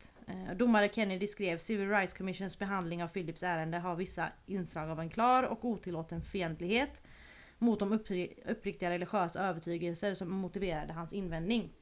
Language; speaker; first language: Swedish; native; Swedish